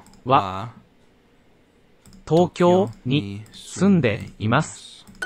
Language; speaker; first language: Japanese; non-native, learner; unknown